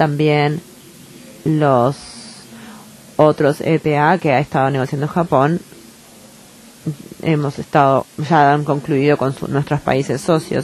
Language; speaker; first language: Spanish; non-native, fluent; Japanese